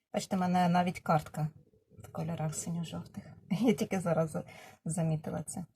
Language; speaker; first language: Ukrainian; non-native, local second language; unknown